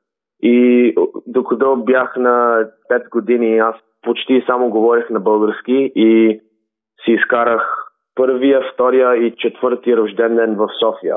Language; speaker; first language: Bulgarian; early bilingual, heritage; Bulgarian